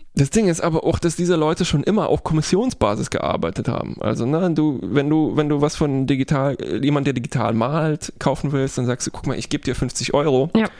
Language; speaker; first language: German; non-native, fluent; Polish